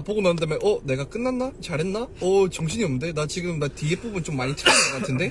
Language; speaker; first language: Korean; native; Korean